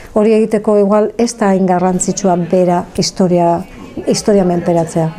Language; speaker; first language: Basque; native; Basque